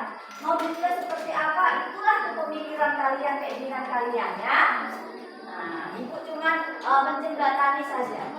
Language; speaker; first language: Indonesian; native; Indonesian